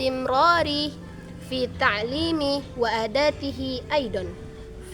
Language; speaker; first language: Arabic; non-native, learner; Indonesian